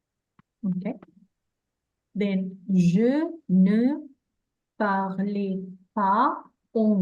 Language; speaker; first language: French; non-native, fluent; English